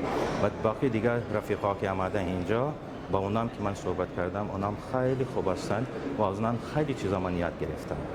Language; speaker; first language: Persian; early bilingual, heritage; Persian